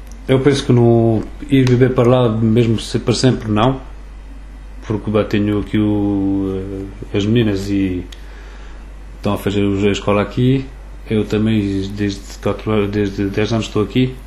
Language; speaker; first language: Portuguese; early bilingual, other home language; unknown